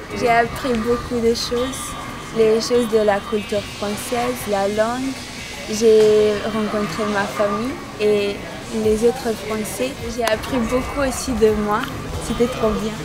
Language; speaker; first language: French; non-native, learner; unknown